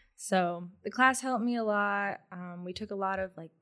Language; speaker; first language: English; native; English